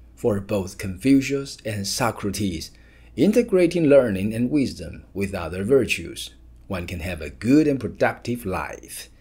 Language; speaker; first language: English; non-native, fluent; Chinese